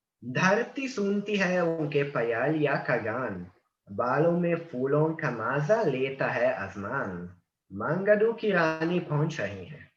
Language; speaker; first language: Hindi; non-native, learner; Italian